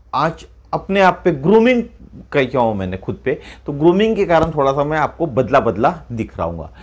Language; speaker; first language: Hindi; non-native, local second language; Marathi